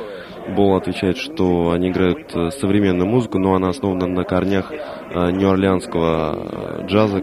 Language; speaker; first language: Russian; native; Russian